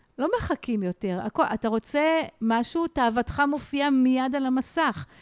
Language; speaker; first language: Hebrew; native; Hebrew